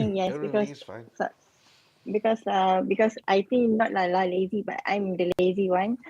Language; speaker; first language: English; non-native, learner; Malay